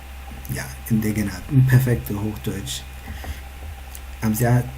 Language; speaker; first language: German; non-native, learner; Tigrinya